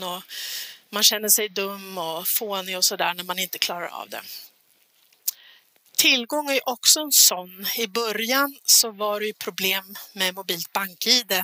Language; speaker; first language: Swedish; native; Swedish